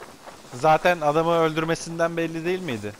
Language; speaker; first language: Turkish; native; Turkish